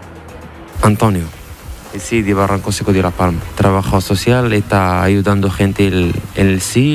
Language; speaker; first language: Spanish; non-native, learner; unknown